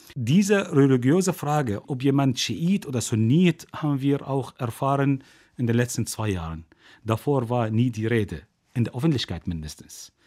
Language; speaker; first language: German; non-native, fluent; Arabic